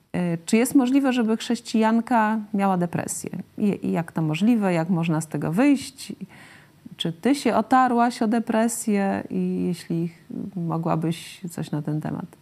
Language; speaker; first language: Polish; native; Polish